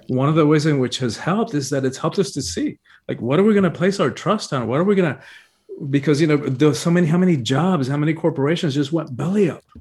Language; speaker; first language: English; early bilingual, other home language; Spanish